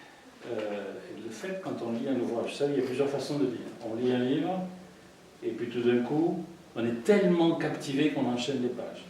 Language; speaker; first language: French; native; French